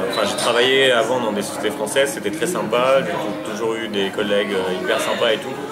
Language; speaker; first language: French; early bilingual, other home language; Arabic